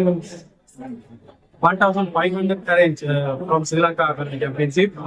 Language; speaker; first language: English; non-native, learner; Sinhala